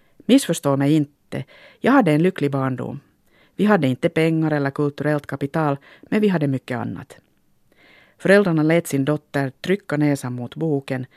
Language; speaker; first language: Swedish; non-native, local second language; Finnish